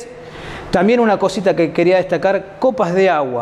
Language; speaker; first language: Spanish; native; Spanish